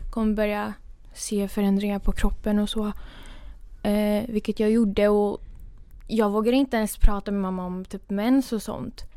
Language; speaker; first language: Swedish; early bilingual, other home language; Kurdish